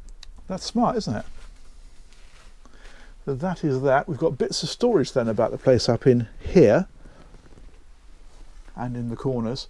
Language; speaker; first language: English; native; English